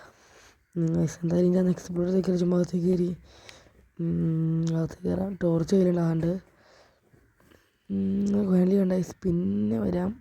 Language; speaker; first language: Malayalam; native; Malayalam